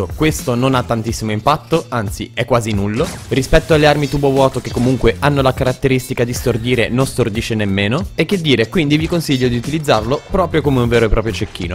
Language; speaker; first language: Italian; native; Italian